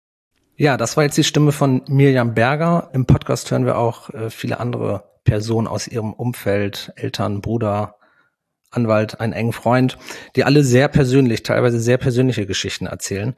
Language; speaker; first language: German; native; German